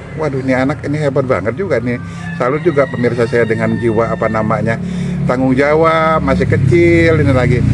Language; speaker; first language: Indonesian; native; Indonesian